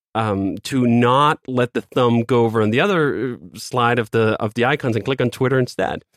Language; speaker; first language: English; non-native, fluent; Danish